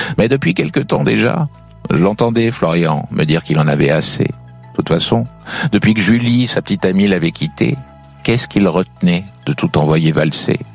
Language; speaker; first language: French; native; French